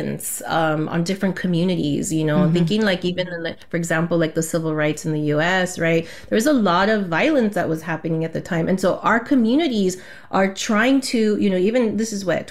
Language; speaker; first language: English; native; English